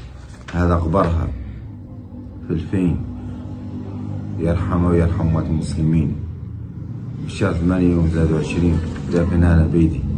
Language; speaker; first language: Arabic; native; Arabic